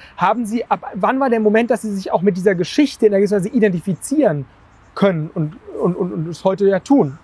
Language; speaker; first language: German; native; German